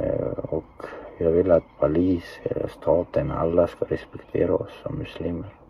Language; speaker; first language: Swedish; non-native, fluent; Chechen